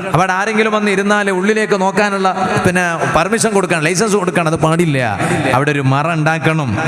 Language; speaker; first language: Malayalam; non-native, local second language; Kannada